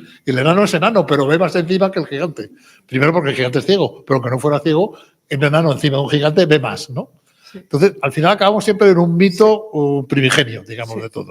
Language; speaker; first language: Spanish; native; Spanish